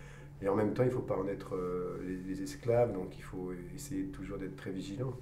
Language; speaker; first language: French; native; French